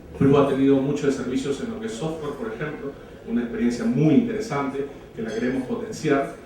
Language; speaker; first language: Spanish; native; Spanish